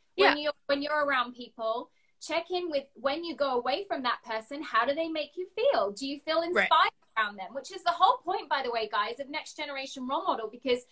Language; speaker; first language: English; native; English